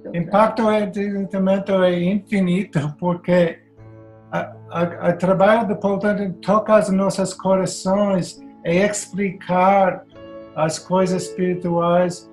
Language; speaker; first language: Portuguese; non-native, learner; English